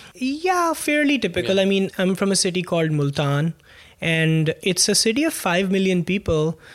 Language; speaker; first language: English; non-native, local second language; Punjabi